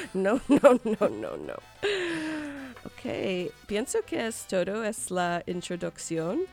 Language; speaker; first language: Spanish; non-native, learner; English